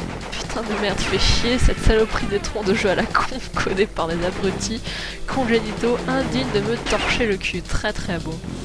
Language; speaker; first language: French; native; French